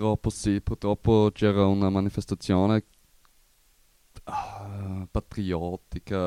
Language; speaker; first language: Italian; non-native, learner; German